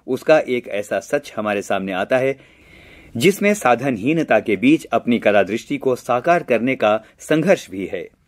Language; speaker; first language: Hindi; native; Hindi